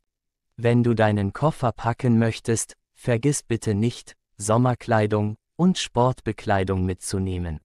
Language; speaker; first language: German; non-native, fluent; Arabic